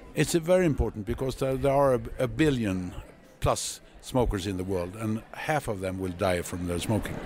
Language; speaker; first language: English; non-native, fluent; Swedish